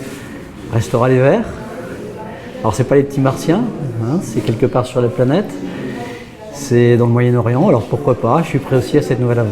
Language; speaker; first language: French; native; French